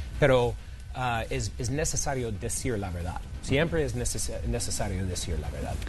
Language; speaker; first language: Spanish; non-native, fluent; English